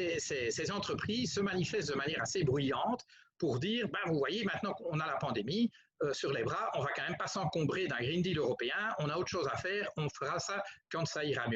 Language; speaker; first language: French; native; French